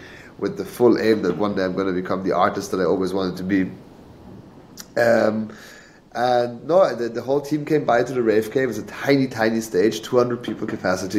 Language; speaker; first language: English; native; English